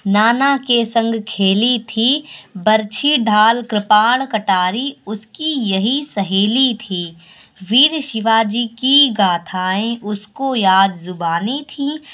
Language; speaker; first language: Hindi; native; Hindi